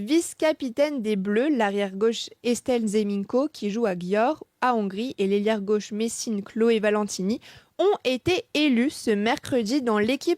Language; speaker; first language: French; native; French